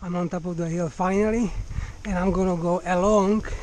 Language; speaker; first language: English; non-native, fluent; Czech